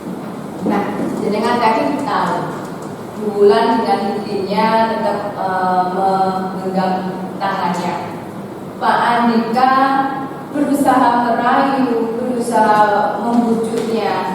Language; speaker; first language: Indonesian; non-native, local second language; Javanese